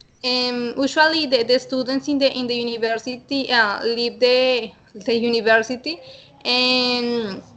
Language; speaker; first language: English; non-native, learner; Spanish